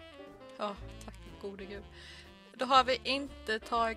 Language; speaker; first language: Swedish; native; Swedish